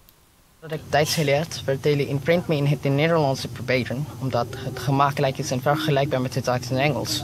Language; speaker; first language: Dutch; non-native, learner; Filipino